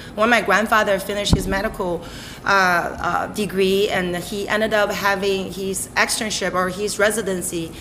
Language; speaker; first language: English; non-native, fluent; Chinese